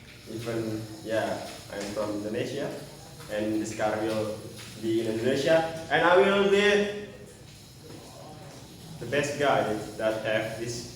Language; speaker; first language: English; non-native, learner; Indonesian